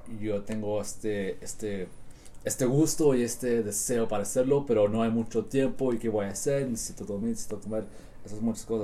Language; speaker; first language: Spanish; early bilingual, heritage; Spanish